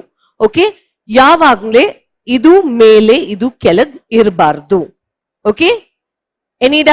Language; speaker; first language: Kannada; non-native, learner; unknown